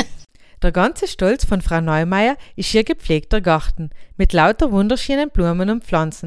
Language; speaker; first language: German; native; German